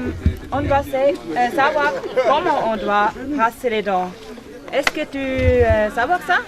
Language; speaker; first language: French; non-native, learner; German